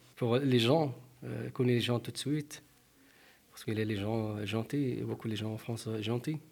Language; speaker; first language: French; non-native, learner; Arabic